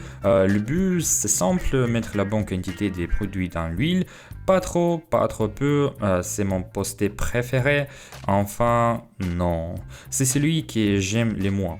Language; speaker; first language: French; non-native, fluent; Russian